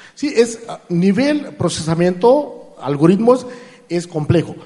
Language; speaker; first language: Spanish; non-native, fluent; Hindi